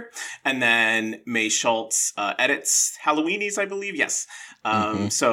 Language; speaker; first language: English; native; English